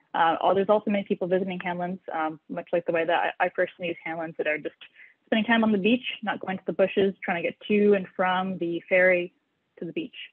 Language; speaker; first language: English; native; English